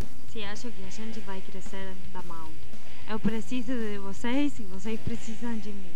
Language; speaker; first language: Portuguese; non-native, learner; Spanish